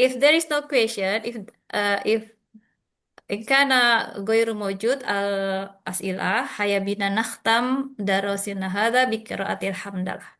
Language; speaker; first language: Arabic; non-native, learner; Indonesian